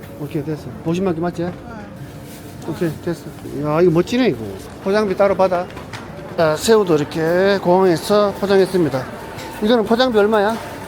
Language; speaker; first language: Korean; native; Korean